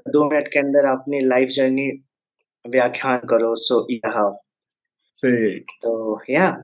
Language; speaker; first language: Hindi; native; Hindi